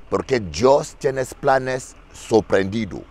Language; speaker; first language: Spanish; non-native, learner; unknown